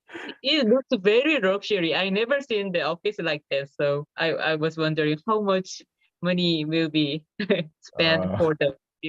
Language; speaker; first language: English; non-native, learner; Korean